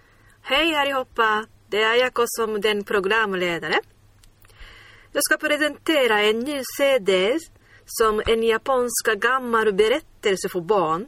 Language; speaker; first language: Swedish; non-native, learner; Japanese